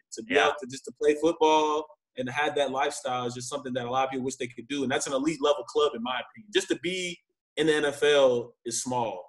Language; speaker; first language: English; native; English